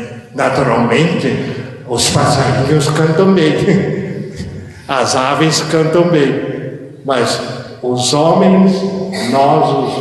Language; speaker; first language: Portuguese; early bilingual, other home language; Japanese